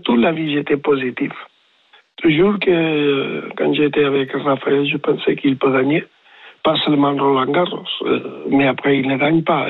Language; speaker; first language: French; non-native, learner; Spanish